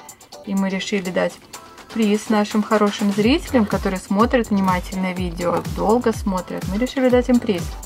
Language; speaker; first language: Russian; native; Russian